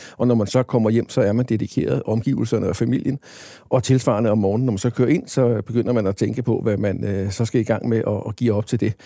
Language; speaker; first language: Danish; native; Danish